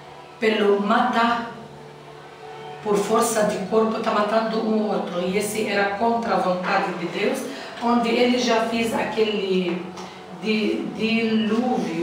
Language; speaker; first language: Portuguese; non-native, learner; Arabic